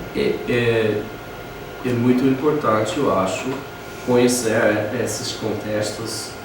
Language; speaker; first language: Portuguese; non-native, fluent; English